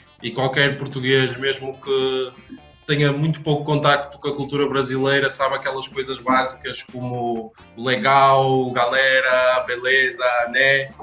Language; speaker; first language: Portuguese; native; Portuguese